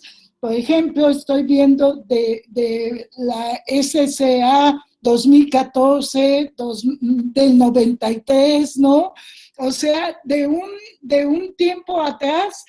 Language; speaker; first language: Spanish; native; Spanish